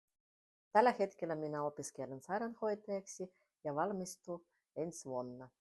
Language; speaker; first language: Finnish; non-native, learner; Russian